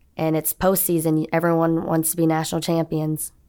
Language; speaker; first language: English; native; English